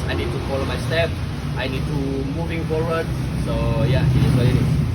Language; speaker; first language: English; non-native, learner; Indonesian